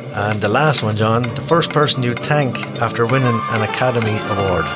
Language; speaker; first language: English; native; English